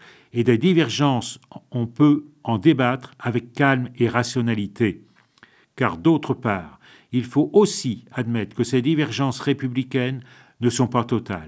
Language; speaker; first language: French; native; French